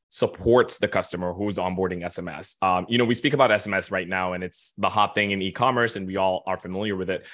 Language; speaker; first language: English; non-native, fluent; Arabic